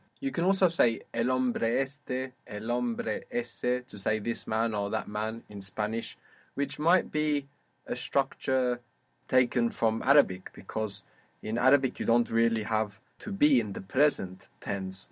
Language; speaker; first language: English; native; English